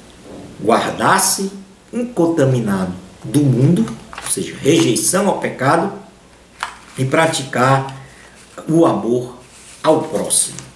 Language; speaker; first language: Portuguese; native; Portuguese